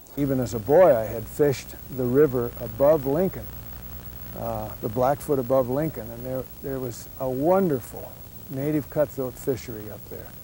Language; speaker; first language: English; native; English